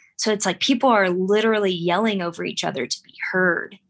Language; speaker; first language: English; native; English